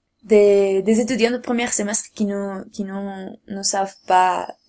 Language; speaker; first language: French; non-native, learner; Spanish